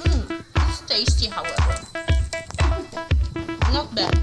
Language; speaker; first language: English; non-native, fluent; Italian